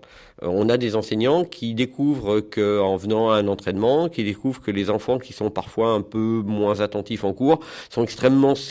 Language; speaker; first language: French; native; French